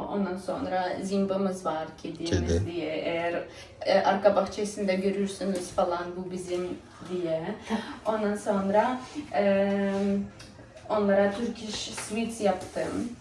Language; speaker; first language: Turkish; non-native, fluent; Ukrainian